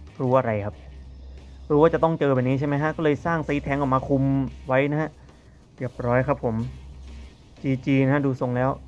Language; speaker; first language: Thai; native; Thai